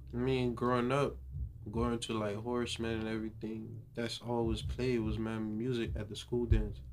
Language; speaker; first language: English; early bilingual, other home language; Haitian Creole